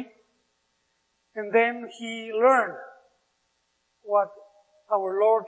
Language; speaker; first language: English; non-native, fluent; Spanish